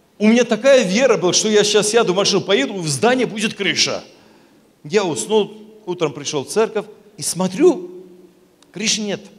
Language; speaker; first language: Russian; non-native, local second language; Armenian